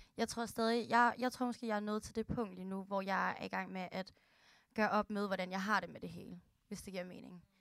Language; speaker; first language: Danish; early bilingual, other home language; Filipino